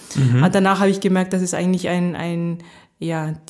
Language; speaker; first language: German; early bilingual, heritage; Japanese